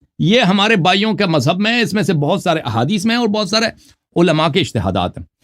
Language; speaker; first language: Urdu; non-native, fluent; Persian